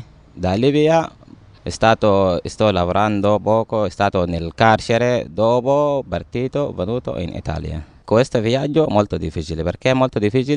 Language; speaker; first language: Italian; non-native, learner; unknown